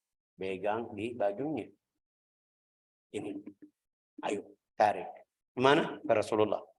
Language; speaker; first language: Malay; non-native, fluent; Arabic